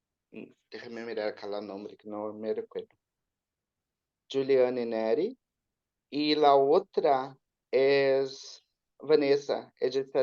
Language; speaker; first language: Spanish; non-native, learner; Portuguese